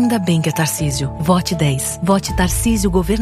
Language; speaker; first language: Portuguese; native; Portuguese